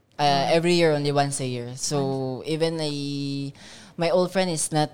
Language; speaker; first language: English; non-native, local second language; Filipino